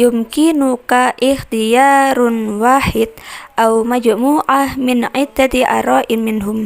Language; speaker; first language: Arabic; non-native, learner; Indonesian